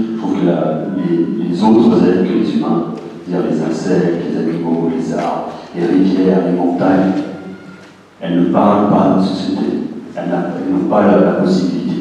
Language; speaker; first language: French; native; French